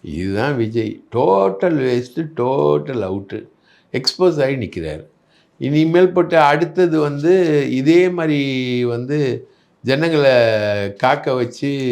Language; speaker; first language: Tamil; native; Tamil